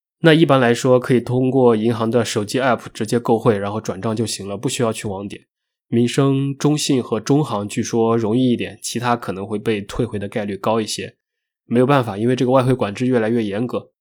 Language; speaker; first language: Chinese; native; Chinese